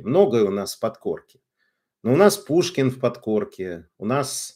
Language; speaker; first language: Russian; native; Russian